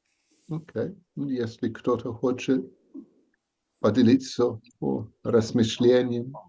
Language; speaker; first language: Russian; non-native, learner; English